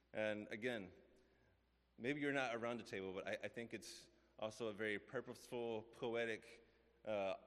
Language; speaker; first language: English; native; English